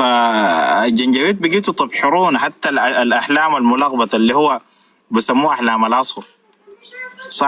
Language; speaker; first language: Arabic; native; Arabic